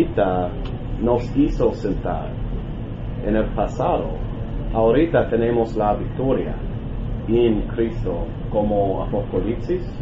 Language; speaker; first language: Spanish; non-native, learner; English